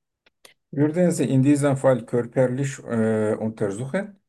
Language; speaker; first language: German; non-native, fluent; Turkish